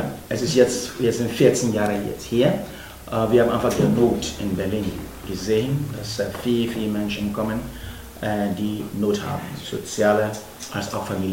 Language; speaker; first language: German; non-native, fluent; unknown